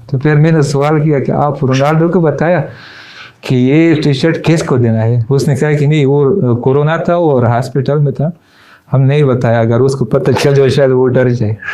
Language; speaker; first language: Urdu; non-native, learner; Pashto